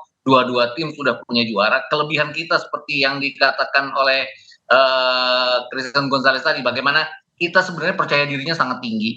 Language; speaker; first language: Indonesian; native; Indonesian